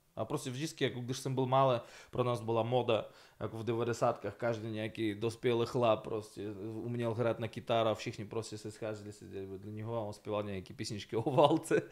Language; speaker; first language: Czech; non-native, fluent; Russian